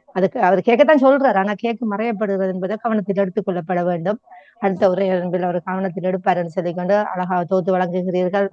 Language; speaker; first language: Tamil; native; Tamil